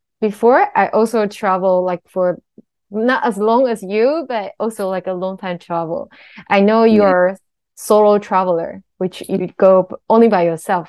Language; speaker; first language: English; non-native, learner; Chinese